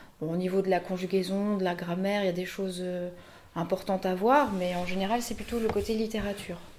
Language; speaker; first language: French; native; French